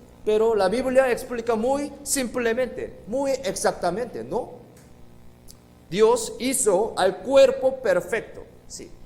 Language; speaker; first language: Spanish; non-native, fluent; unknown